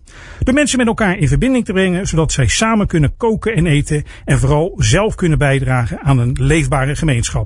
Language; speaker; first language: Dutch; native; Dutch